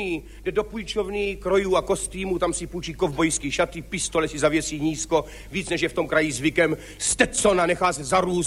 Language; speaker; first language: Czech; native; Czech